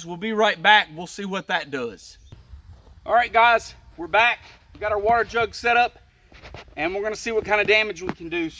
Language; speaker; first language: English; native; English